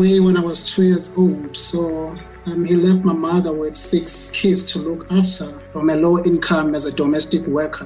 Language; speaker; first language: English; non-native, local second language; Zulu